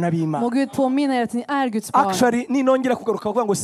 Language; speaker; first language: Swedish; early bilingual, other home language; Kinyarwanda